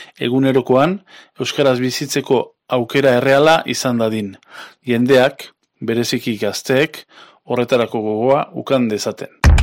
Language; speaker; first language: Basque; native; Basque